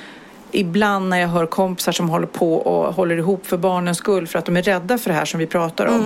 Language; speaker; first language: Swedish; native; Swedish